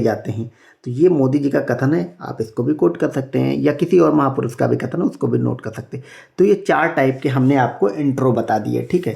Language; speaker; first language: Hindi; native; Hindi